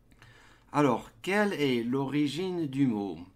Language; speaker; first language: French; non-native, fluent; English